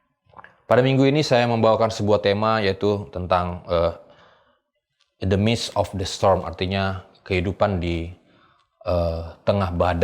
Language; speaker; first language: Indonesian; native; Indonesian